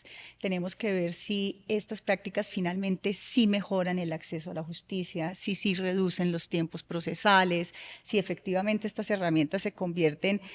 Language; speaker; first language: Spanish; native; Spanish